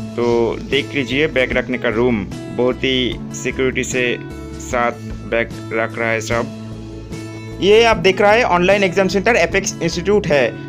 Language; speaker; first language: Hindi; non-native, local second language; Odia